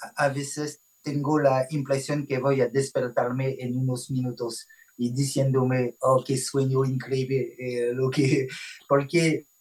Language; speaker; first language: Spanish; non-native, fluent; French